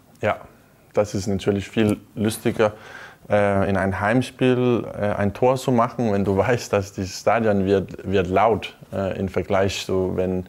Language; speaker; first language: German; non-native, fluent; Danish